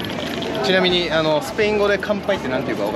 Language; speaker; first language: Japanese; native; Japanese